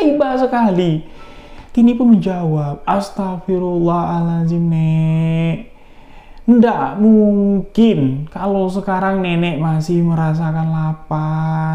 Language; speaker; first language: Indonesian; native; Indonesian